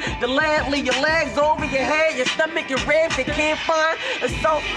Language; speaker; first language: English; native; English